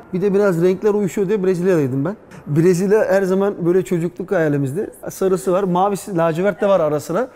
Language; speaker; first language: Turkish; early bilingual, heritage; Turkish